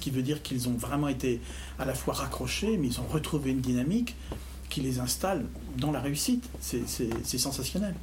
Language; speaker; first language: French; native; French